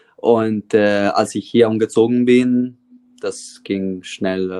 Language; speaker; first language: German; non-native, fluent; Italian